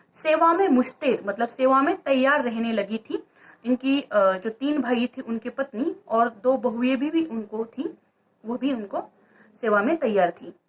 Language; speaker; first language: Hindi; non-native, local second language; Marathi